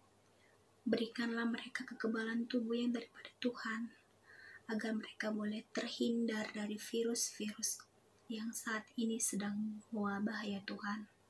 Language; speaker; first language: Indonesian; native; Indonesian